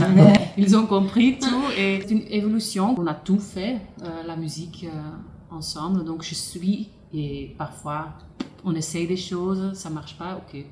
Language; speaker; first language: French; non-native, local second language; Dutch